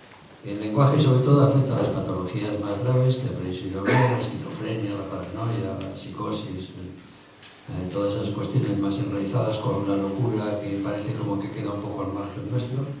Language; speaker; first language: Spanish; native; Spanish